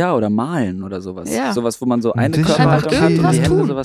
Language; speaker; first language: German; native; German